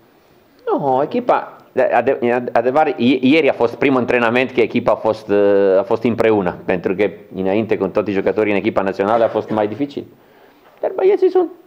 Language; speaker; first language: Romanian; non-native, learner; Italian